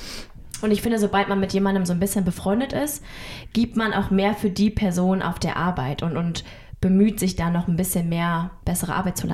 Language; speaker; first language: German; native; German